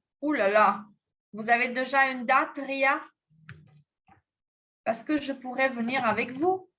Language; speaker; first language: French; non-native, fluent; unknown